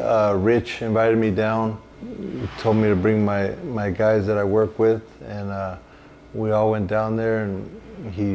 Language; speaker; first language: English; native; English